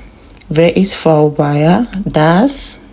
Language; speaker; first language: German; non-native, learner; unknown